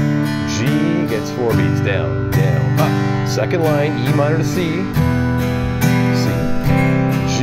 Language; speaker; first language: English; native; English